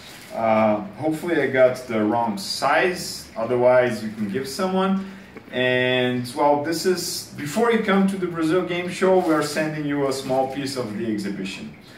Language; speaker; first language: English; non-native, fluent; Portuguese